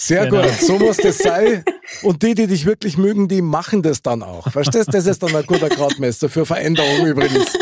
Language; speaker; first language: German; native; German